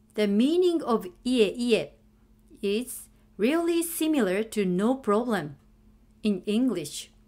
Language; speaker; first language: English; non-native, fluent; Japanese